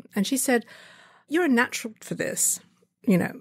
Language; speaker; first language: English; native; English